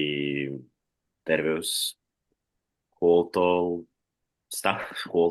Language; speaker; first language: Finnish; non-native, learner; Russian